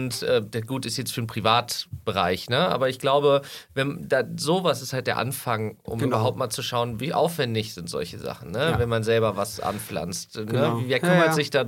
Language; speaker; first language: German; native; German